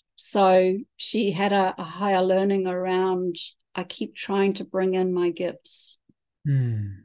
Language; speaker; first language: English; native; English